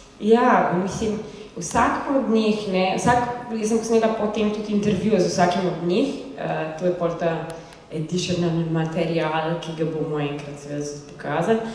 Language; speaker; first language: Slovenian; native; Slovenian